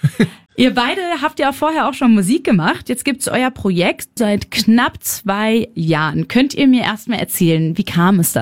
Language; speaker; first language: German; native; German